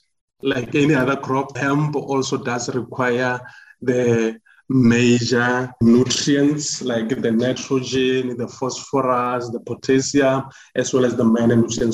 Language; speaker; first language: English; non-native, local second language; Northern Sotho